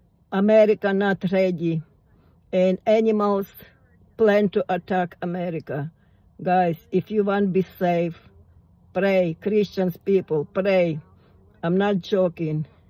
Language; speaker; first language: English; non-native, learner; Russian